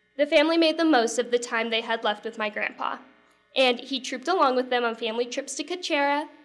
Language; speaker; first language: English; native; English